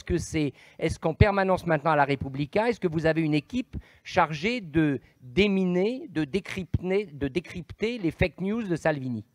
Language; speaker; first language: French; native; French